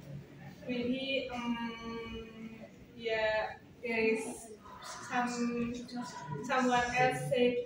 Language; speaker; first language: English; non-native, learner; Indonesian